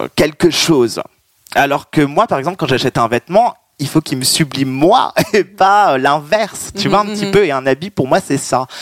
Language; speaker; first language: French; native; French